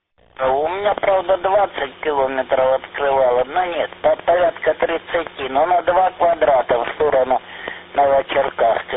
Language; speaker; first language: Russian; native; Russian